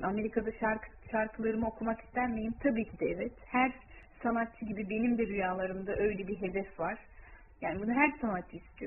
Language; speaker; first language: Turkish; early bilingual, heritage; Turkish